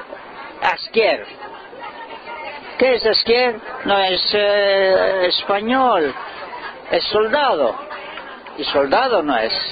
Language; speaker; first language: Spanish; early bilingual, heritage; Ladino